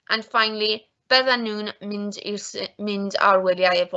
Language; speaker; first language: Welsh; non-native, local second language; English